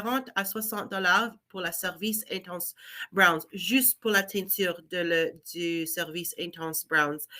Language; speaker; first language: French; non-native, learner; English